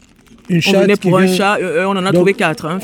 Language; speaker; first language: French; native; French